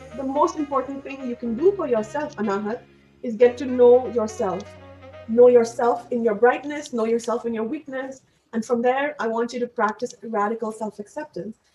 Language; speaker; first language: English; non-native, local second language; Hindi